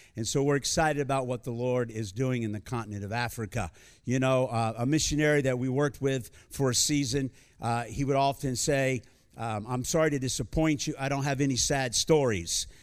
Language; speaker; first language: English; native; English